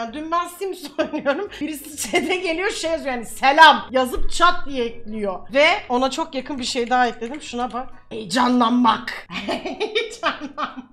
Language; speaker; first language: Turkish; native; Turkish